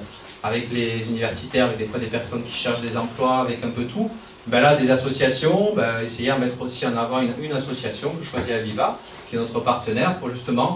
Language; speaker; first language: French; native; French